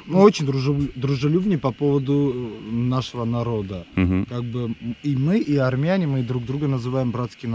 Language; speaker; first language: Russian; non-native, local second language; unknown